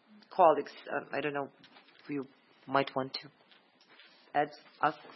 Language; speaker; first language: English; non-native, fluent; Ukrainian